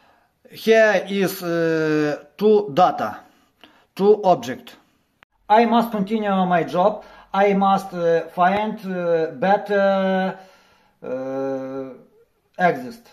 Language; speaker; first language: English; non-native, learner; Ukrainian